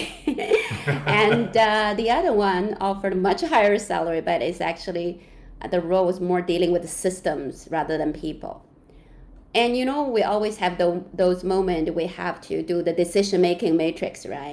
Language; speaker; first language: English; non-native, fluent; Chinese